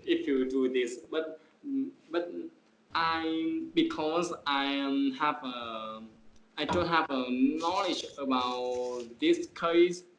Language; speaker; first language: English; non-native, learner; Vietnamese